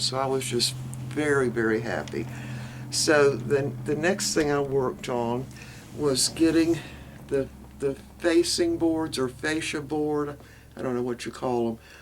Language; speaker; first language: English; native; English